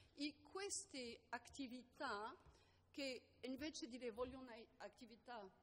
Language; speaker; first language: Italian; non-native, fluent; French